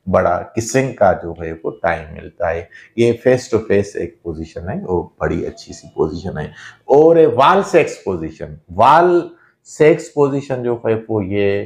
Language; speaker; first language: Urdu; non-native, local second language; Sindhi